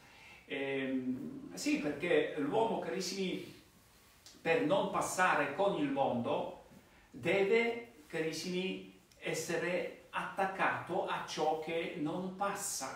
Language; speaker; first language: Italian; non-native, fluent; Polish